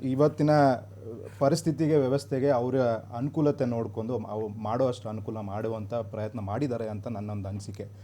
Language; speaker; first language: Kannada; native; Kannada